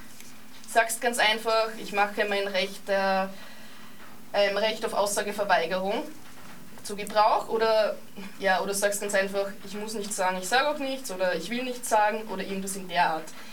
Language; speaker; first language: German; native; German